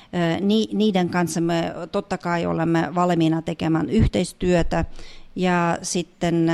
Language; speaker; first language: Finnish; non-native, fluent; Russian